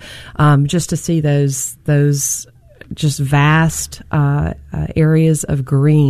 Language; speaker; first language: English; native; English